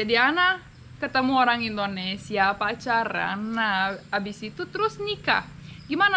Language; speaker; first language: Indonesian; non-native, fluent; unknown